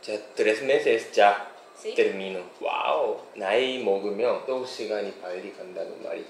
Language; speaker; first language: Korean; non-native, fluent; Japanese